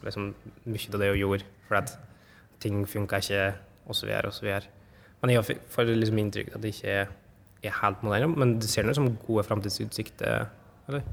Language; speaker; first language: Norwegian; native; Norwegian